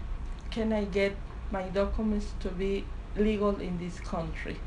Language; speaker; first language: English; non-native, learner; Spanish